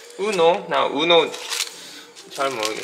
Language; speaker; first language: Korean; non-native, learner; Japanese